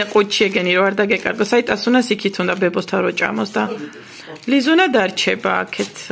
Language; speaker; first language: Georgian; native; Georgian